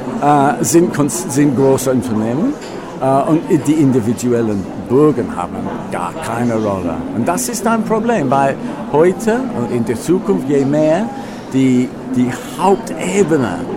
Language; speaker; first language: German; non-native, fluent; English